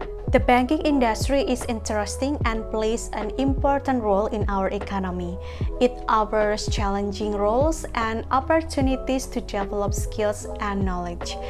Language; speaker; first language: English; non-native, fluent; Indonesian